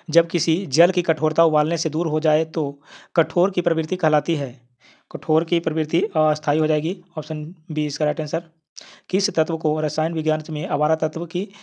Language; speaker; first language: Hindi; native; Hindi